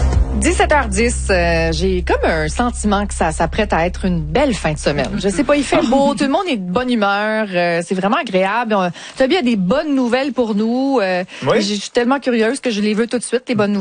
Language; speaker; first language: French; native; French